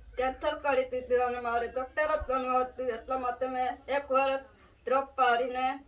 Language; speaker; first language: Gujarati; non-native, local second language; Vasavi